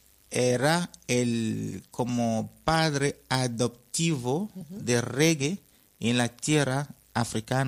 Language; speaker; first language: Spanish; non-native, fluent; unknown